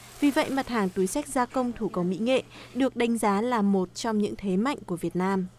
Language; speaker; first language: Vietnamese; native; Vietnamese